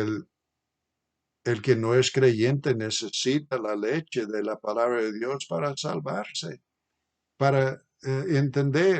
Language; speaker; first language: Spanish; non-native, fluent; English